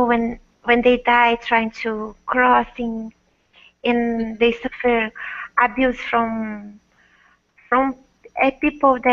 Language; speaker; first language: English; non-native, learner; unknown